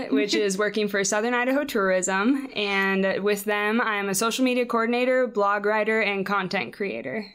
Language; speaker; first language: English; native; English